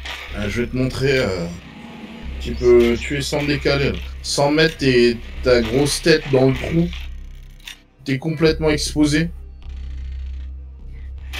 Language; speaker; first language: French; native; French